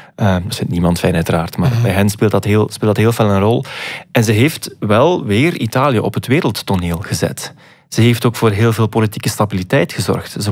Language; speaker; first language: Dutch; native; Dutch